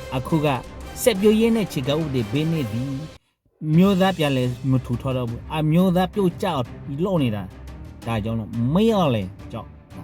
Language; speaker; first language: Burmese; non-native, local second language; S'gaw Karen